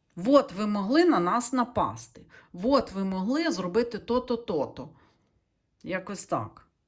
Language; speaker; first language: Ukrainian; non-native, local second language; Russian